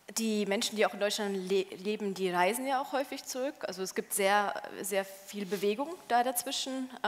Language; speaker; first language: German; early bilingual, other home language; Polish